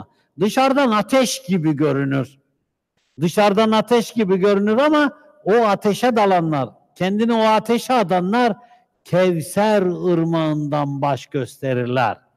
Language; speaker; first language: Turkish; native; Turkish